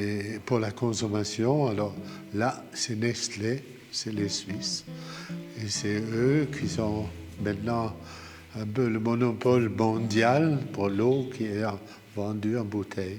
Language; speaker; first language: French; non-native, fluent; German